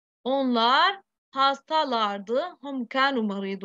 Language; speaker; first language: Turkish; non-native, fluent; Arabic